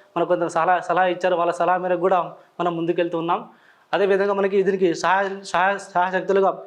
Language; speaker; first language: Telugu; non-native, local second language; Lambadi